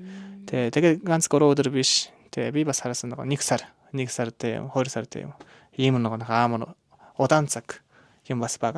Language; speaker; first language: Mongolian; non-native, learner; Japanese